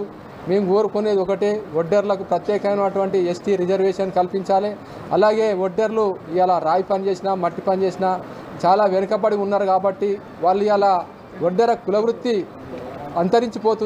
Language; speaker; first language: Telugu; native; Telugu